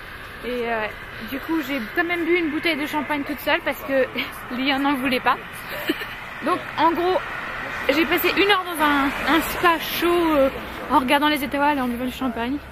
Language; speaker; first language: French; native; French